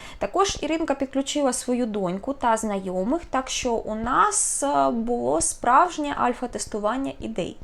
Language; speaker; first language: Ukrainian; non-native, local second language; Russian